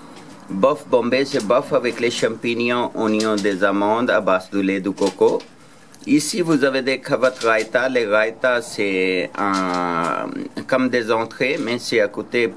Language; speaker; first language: French; non-native, learner; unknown